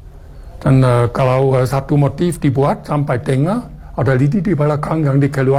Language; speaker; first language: Indonesian; non-native, fluent; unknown